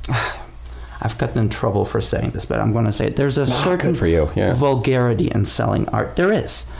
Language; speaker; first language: English; non-native, fluent; Spanish